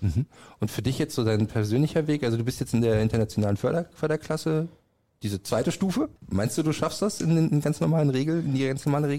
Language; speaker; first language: German; native; German